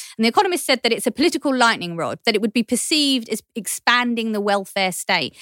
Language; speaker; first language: English; native; English